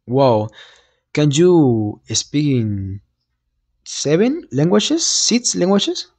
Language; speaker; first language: English; non-native, fluent; Spanish